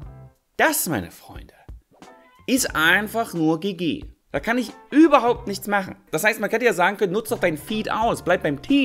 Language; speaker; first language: German; native; German